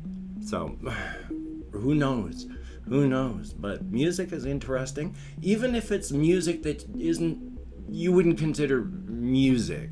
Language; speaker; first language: English; native; English